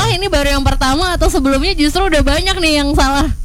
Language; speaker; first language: Indonesian; native; Indonesian